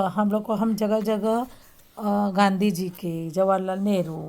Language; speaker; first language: Hindi; non-native, local second language; Marathi